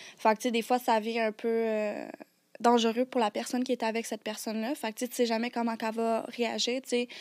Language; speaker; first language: French; native; French